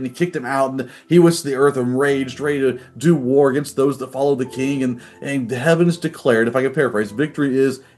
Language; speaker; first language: English; native; English